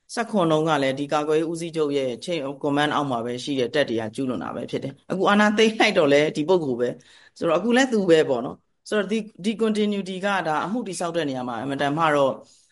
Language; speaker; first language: Burmese; native; Burmese